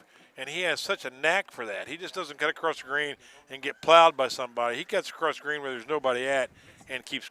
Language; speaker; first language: English; native; English